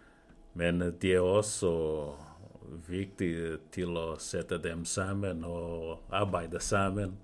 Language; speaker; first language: Danish; non-native, fluent; Portuguese